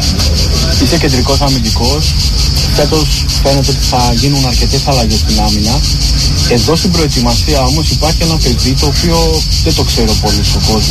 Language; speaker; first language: Greek; native; Greek